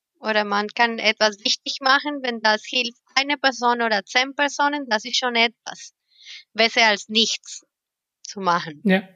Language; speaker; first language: German; non-native, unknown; Spanish